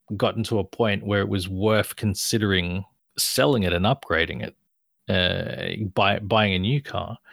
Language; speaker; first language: English; native; English